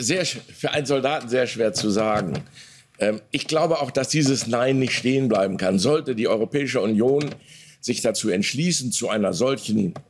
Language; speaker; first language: German; native; German